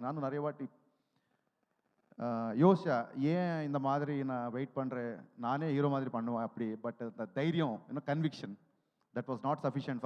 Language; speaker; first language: Tamil; non-native, learner; Telugu